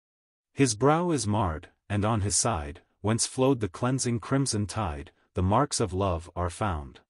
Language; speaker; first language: English; native; English